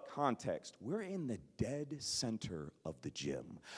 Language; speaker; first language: English; native; English